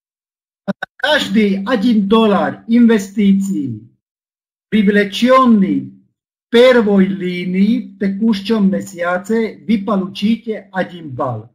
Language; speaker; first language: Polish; non-native, learner; Slovak